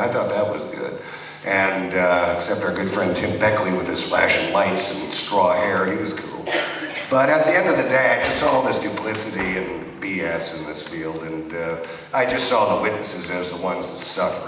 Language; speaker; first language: English; native; English